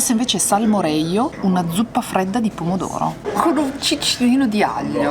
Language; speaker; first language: Italian; native; Italian